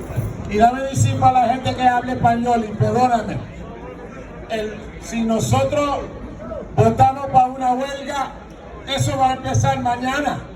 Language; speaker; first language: Spanish; non-native, learner; English